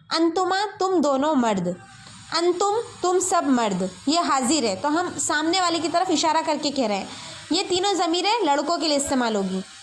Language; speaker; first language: Urdu; native; Urdu